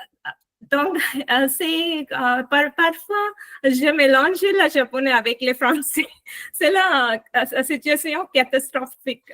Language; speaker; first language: French; non-native, learner; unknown